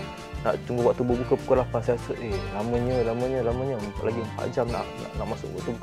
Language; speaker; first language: Malay; native; Malay